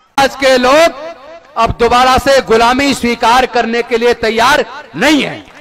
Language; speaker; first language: Hindi; native; Hindi